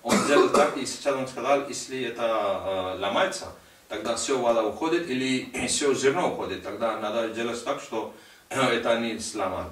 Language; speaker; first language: Russian; non-native, learner; Hindi